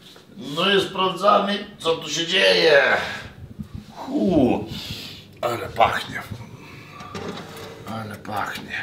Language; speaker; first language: Polish; non-native, fluent; Lithuanian